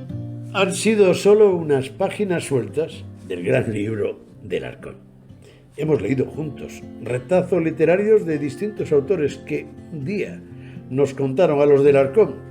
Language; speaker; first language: Spanish; native; Spanish